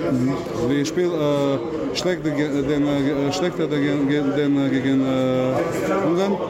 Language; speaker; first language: German; non-native, learner; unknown